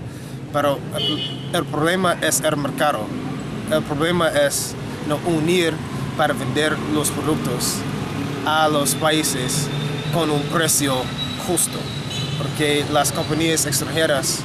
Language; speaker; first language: Spanish; non-native, fluent; English